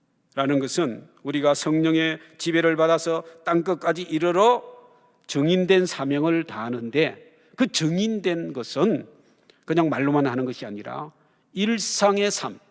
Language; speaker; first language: Korean; early bilingual, heritage; Korean